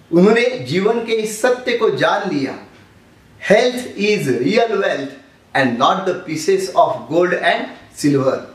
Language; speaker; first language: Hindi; non-native, local second language; Marathi